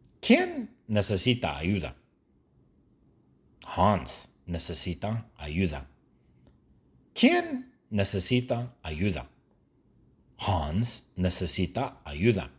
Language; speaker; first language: Spanish; non-native, fluent; English